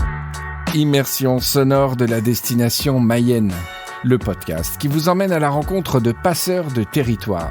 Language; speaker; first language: French; native; French